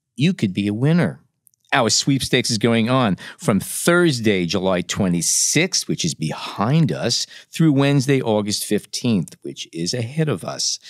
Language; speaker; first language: English; native; English